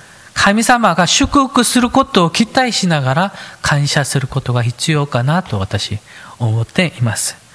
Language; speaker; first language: Japanese; non-native, fluent; Korean